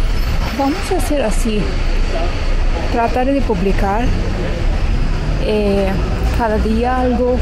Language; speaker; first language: Spanish; non-native, learner; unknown